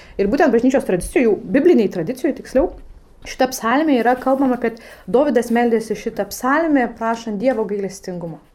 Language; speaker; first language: Lithuanian; non-native, fluent; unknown